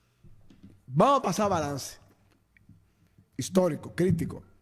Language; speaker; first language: Spanish; native; Spanish